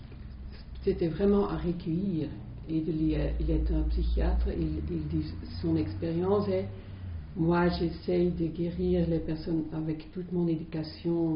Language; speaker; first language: French; non-native, fluent; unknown